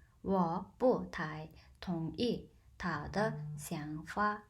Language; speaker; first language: Chinese; non-native, fluent; Mongolian